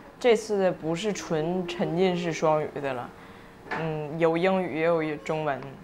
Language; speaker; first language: Chinese; native; Chinese